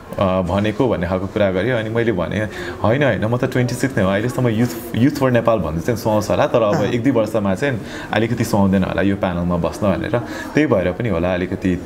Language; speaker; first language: Nepali; early bilingual, heritage; Nepali